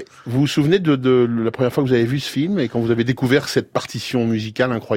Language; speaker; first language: French; native; French